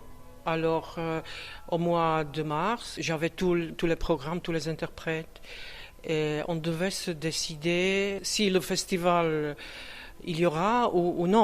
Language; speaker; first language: French; non-native, fluent; Czech